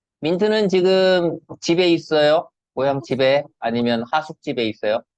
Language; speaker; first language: Korean; native; Korean